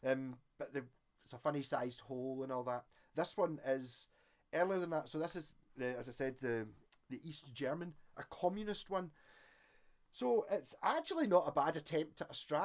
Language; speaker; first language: English; native; English